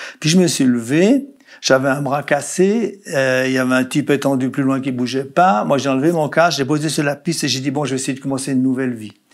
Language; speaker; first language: French; native; French